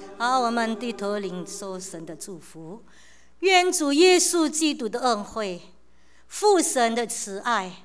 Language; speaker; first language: Chinese; native; Chinese